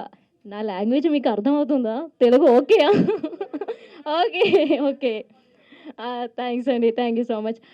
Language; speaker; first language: Telugu; non-native, local second language; Malayalam